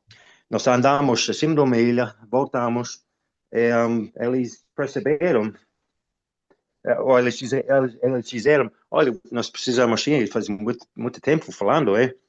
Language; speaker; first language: Portuguese; non-native, fluent; English